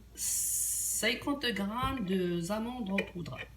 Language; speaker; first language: French; non-native, local second language; Arabic